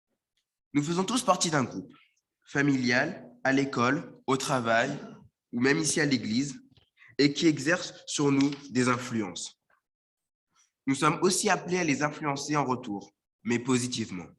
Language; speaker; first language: French; native; French